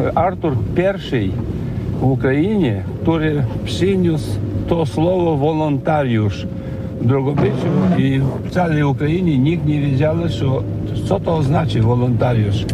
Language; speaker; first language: Polish; non-native, learner; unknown